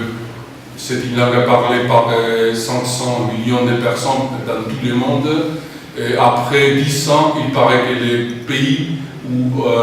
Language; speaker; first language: French; non-native, fluent; Spanish